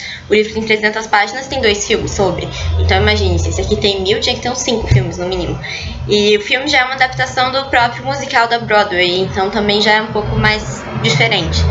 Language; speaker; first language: Portuguese; native; Portuguese